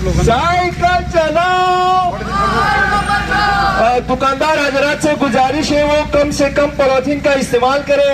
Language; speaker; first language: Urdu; non-native, local second language; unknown